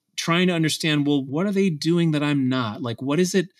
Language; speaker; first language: English; native; English